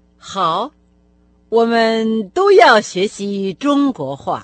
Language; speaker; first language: Chinese; non-native, fluent; Russian